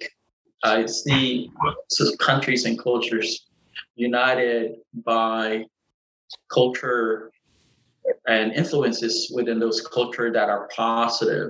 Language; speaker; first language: English; native; English